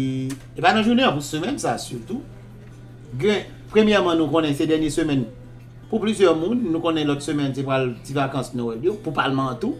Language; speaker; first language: Haitian Creole; native; Haitian Creole